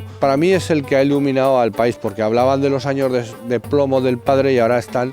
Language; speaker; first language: Spanish; native; Spanish